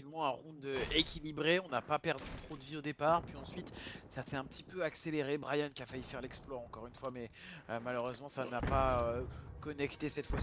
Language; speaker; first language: French; native; French